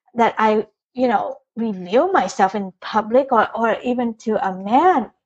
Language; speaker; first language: English; early bilingual, other home language; Vietnamese